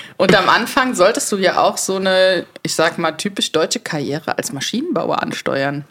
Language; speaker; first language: German; native; German